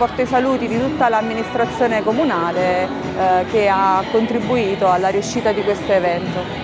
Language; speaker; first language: Italian; native; Italian